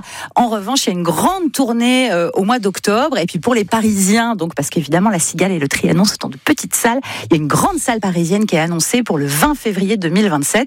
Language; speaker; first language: French; native; French